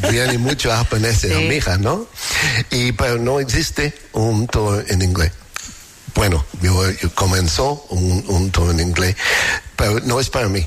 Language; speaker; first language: Spanish; non-native, learner; English